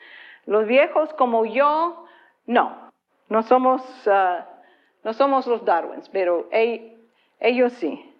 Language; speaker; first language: Spanish; non-native, fluent; English